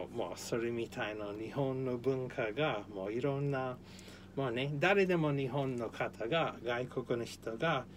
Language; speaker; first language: Japanese; non-native, learner; English